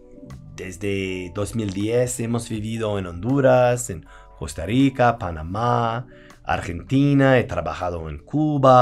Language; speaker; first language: Spanish; non-native, fluent; English